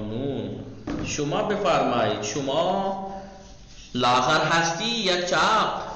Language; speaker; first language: Persian; non-native, fluent; Urdu